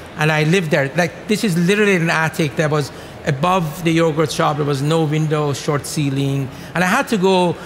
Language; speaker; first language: English; non-native, fluent; Persian